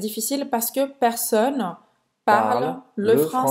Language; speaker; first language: French; non-native, fluent; Portuguese